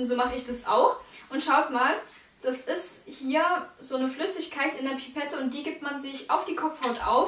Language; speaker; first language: German; native; German